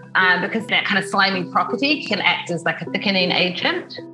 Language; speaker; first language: English; native; English